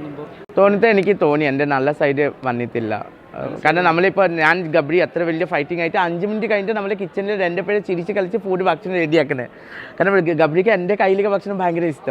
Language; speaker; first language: Malayalam; non-native, fluent; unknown